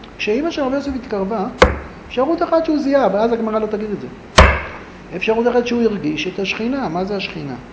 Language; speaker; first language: Hebrew; native; Hebrew